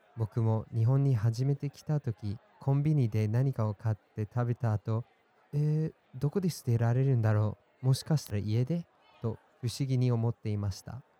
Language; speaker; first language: Japanese; non-native, fluent; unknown